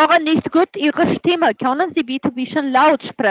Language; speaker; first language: German; non-native, learner; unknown